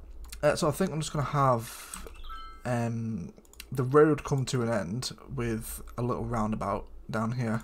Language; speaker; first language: English; native; English